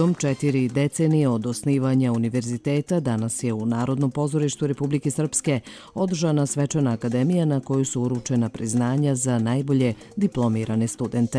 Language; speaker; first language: Croatian; native; Croatian